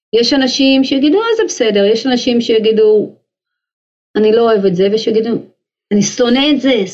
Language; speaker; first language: Hebrew; native; Hebrew